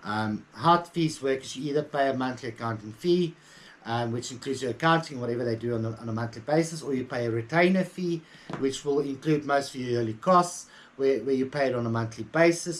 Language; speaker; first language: English; native; English